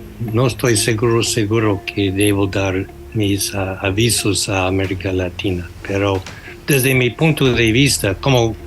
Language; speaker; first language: Spanish; non-native, fluent; English